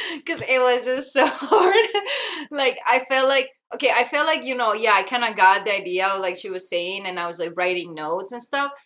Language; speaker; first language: English; non-native, fluent; Spanish